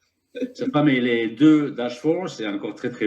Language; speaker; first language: French; native; French